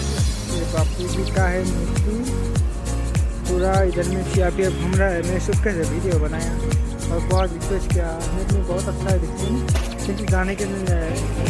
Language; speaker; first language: Hindi; non-native, local second language; Assamese